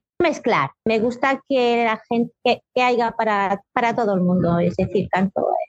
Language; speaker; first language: Spanish; non-native, fluent; French